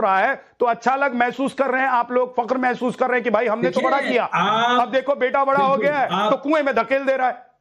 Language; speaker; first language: Hindi; native; Hindi